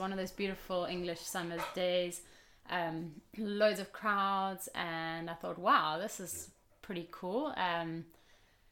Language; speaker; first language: English; native; English